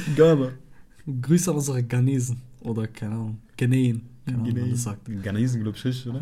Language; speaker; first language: German; non-native, fluent; Arabic